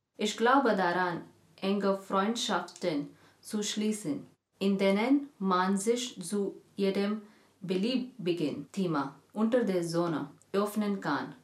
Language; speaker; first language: German; non-native, learner; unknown